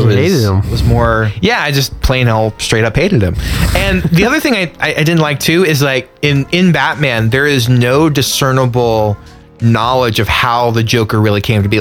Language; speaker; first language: English; native; English